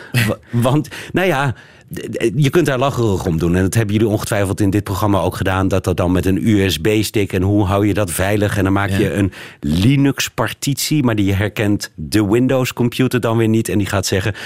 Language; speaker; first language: Dutch; native; Dutch